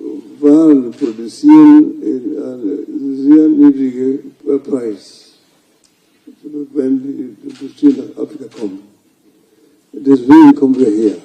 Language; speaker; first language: German; non-native, fluent; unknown